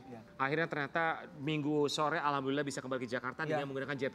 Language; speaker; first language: Indonesian; native; Indonesian